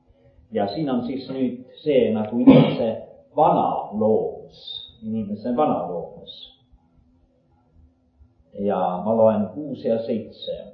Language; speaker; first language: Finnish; non-native, learner; Estonian